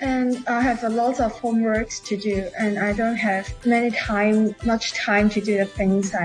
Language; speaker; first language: English; non-native, local second language; Cantonese